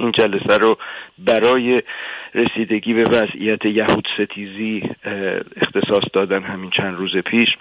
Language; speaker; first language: Persian; native; Persian